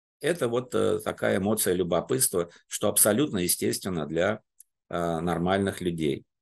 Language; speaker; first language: Russian; native; Russian